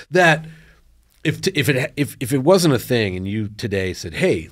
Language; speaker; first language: English; native; English